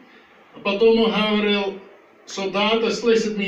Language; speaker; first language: Russian; non-native, learner; Dutch